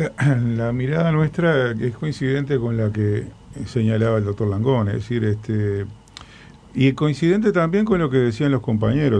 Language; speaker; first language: Spanish; native; Spanish